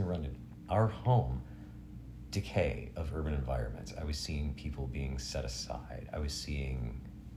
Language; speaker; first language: English; native; English